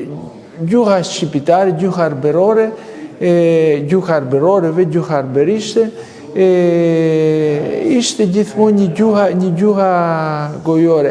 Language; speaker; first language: Albanian; non-native, fluent; Greek